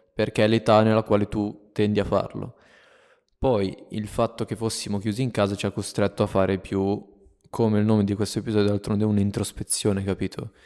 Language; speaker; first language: Italian; native; Italian